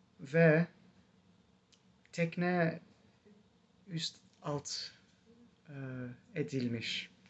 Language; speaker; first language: Turkish; non-native, fluent; English